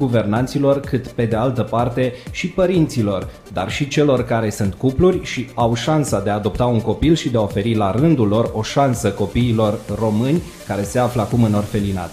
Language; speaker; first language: Romanian; native; Romanian